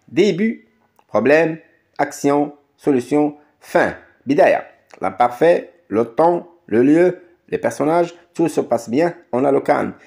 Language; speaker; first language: French; non-native, local second language; Arabic